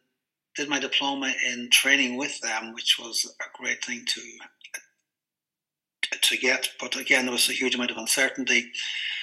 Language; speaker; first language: English; native; English